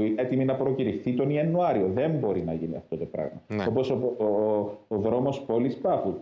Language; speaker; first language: Greek; native; Greek